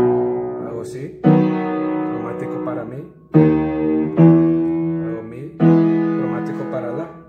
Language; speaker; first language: Spanish; native; Spanish